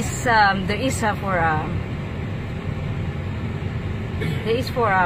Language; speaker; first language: English; non-native, local second language; Cebuano